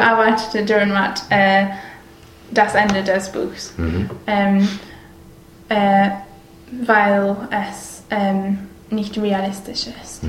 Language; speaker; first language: German; non-native, learner; English